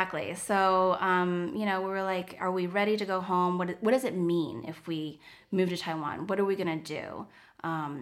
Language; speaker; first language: English; non-native, fluent; Chinese